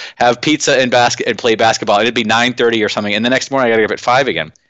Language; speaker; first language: English; native; English